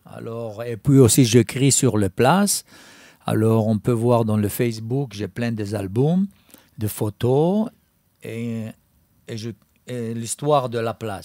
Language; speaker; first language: French; non-native, fluent; Hebrew